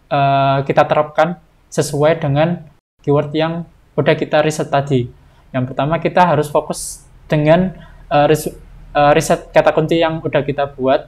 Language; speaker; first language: Indonesian; native; Indonesian